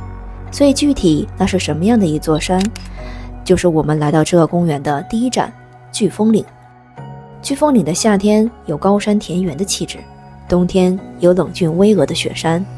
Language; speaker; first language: Chinese; native; Chinese